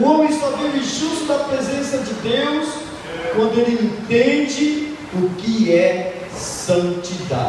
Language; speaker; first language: Portuguese; native; Portuguese